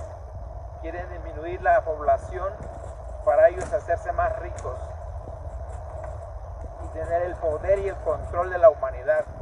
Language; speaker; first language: Spanish; native; Spanish